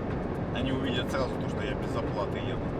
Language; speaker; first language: Russian; native; Russian